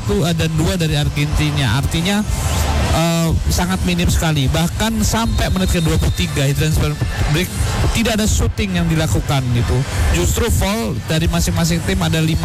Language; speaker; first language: Indonesian; native; Indonesian